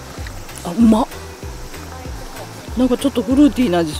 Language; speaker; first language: Japanese; native; Japanese